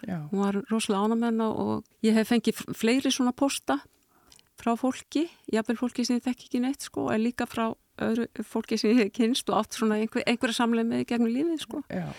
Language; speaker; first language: Icelandic; native; Icelandic